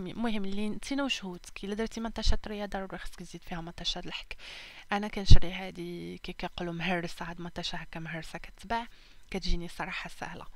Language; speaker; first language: Arabic; native; Arabic